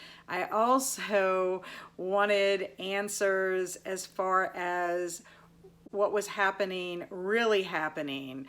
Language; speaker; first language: English; native; English